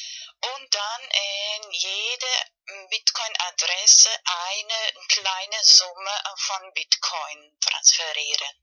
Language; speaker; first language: German; non-native, learner; Spanish